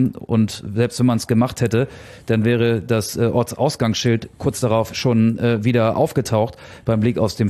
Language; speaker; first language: German; native; German